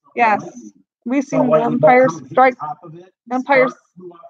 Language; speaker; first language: English; native; English